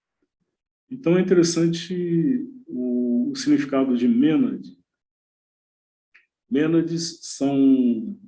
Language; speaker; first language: Portuguese; native; Portuguese